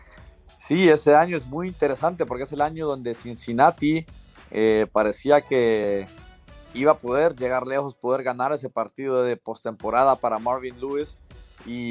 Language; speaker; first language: Spanish; native; Spanish